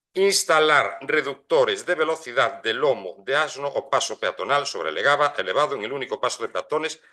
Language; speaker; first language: Spanish; non-native, local second language; Galician